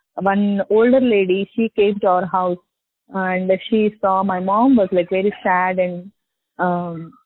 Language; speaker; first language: English; non-native, local second language; Telugu